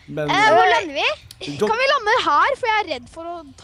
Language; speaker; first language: Norwegian; native; Norwegian